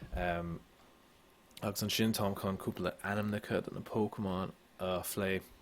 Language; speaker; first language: Irish; non-native, local second language; English